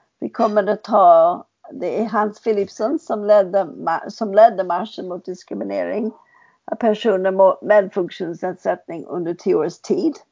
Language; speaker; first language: Swedish; non-native, fluent; English